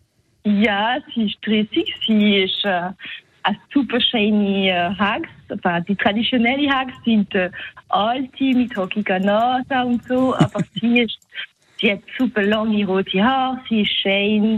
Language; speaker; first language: German; non-native, local second language; French